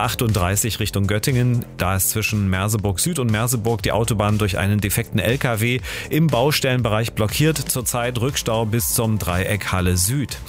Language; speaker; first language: German; native; German